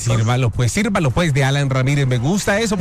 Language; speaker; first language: Spanish; native; Spanish